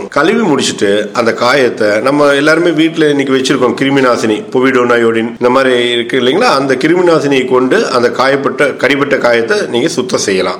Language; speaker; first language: Tamil; native; Tamil